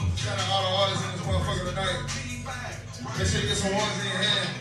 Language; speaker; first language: English; native; English